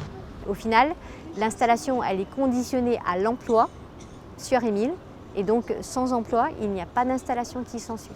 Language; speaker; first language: French; native; French